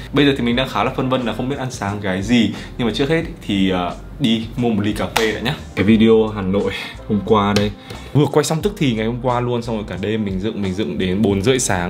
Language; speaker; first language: Vietnamese; native; Vietnamese